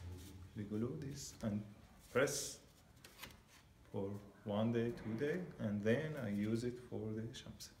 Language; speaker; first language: English; non-native, learner; Persian